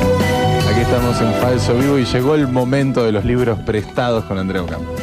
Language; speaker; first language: Spanish; native; Spanish